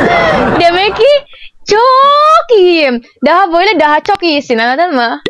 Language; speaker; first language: Turkish; non-native, learner; Indonesian